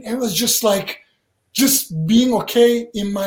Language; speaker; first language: English; non-native, fluent; Turkish